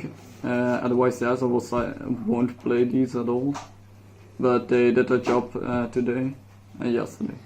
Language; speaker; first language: English; non-native, fluent; Dutch